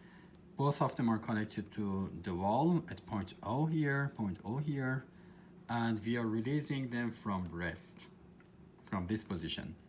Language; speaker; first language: English; non-native, fluent; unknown